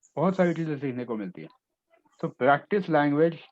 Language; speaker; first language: Hindi; non-native, local second language; Marathi